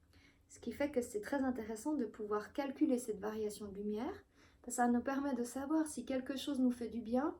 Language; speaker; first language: French; native; French